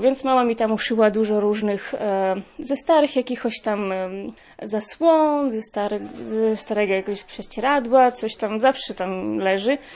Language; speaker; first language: Polish; non-native, fluent; Ukrainian